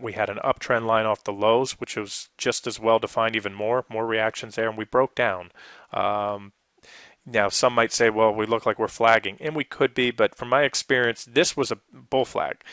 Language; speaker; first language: English; native; English